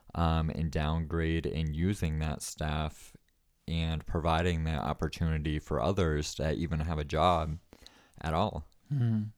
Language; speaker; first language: English; native; English